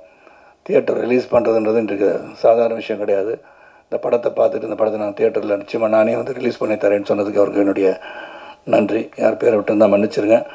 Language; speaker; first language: Tamil; native; Tamil